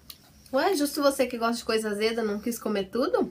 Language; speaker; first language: Portuguese; native; Portuguese